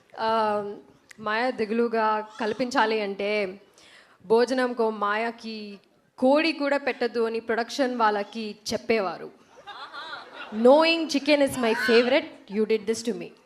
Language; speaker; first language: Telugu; non-native, learner; Malayalam